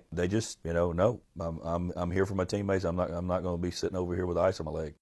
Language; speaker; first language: English; native; English